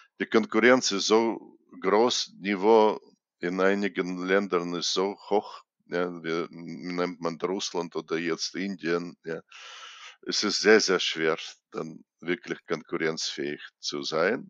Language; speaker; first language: German; non-native, fluent; Russian